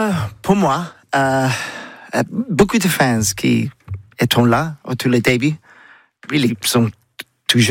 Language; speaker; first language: French; non-native, learner; English